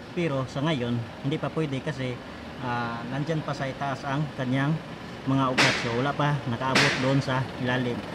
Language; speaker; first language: Filipino; non-native, local second language; Cebuano